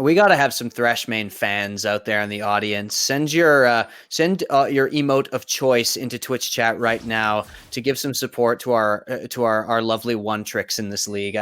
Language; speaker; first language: English; native; English